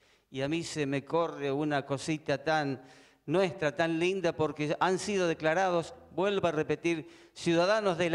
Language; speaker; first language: Spanish; native; Spanish